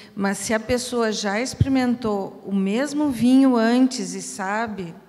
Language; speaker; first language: Portuguese; native; Portuguese